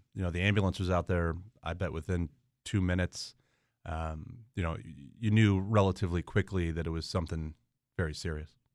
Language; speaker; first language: English; native; English